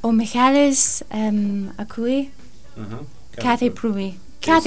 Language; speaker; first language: Greek; non-native, learner; English